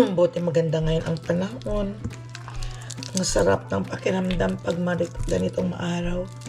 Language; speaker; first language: Filipino; non-native, local second language; Cebuano